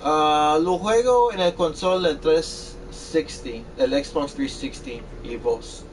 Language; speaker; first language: Spanish; early bilingual, heritage; Spanish